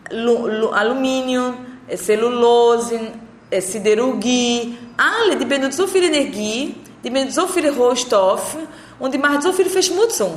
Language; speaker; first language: German; non-native, learner; Portuguese